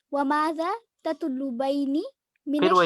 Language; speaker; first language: Arabic; non-native, learner; Urdu